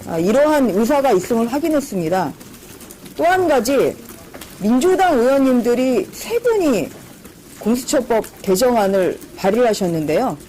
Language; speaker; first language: Korean; native; Korean